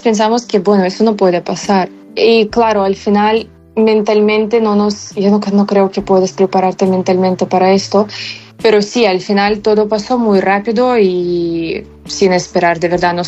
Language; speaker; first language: Spanish; non-native, fluent; Ukrainian